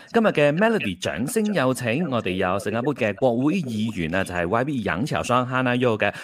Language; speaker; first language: Cantonese; native; Cantonese